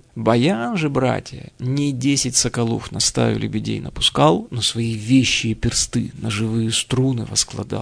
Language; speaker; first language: Russian; native; Russian